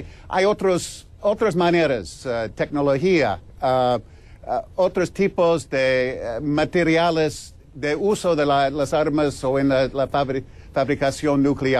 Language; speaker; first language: Spanish; non-native, fluent; English